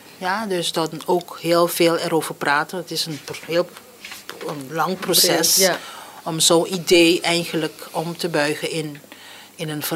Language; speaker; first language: Dutch; non-native, local second language; Papiamento